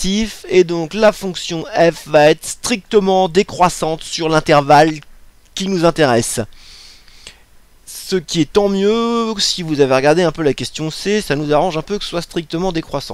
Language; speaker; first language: French; native; French